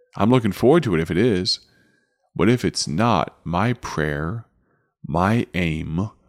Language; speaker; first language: English; native; English